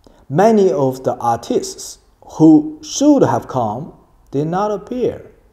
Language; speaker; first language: English; non-native, fluent; Chinese